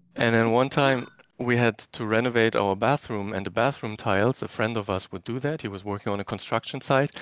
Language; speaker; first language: English; non-native, fluent; German